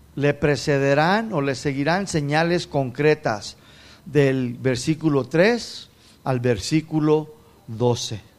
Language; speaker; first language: Spanish; non-native, fluent; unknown